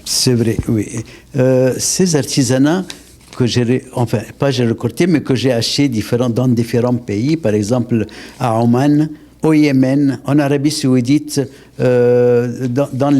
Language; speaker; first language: French; non-native, local second language; Arabic